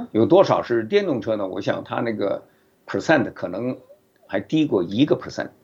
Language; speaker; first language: Chinese; native; Chinese